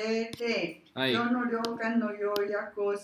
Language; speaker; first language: Japanese; non-native, learner; Spanish